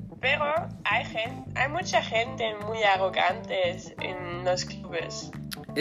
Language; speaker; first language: Spanish; non-native, learner; German